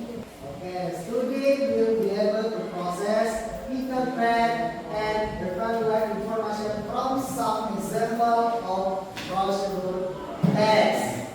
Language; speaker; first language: English; non-native, learner; Indonesian